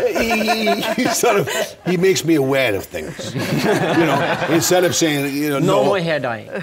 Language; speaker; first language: English; native; English